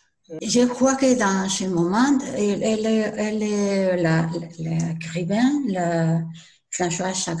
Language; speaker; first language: French; non-native, learner; Spanish